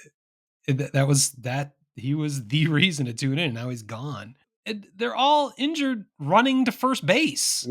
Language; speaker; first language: English; native; English